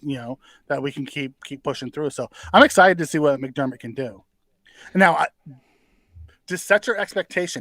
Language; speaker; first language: English; native; English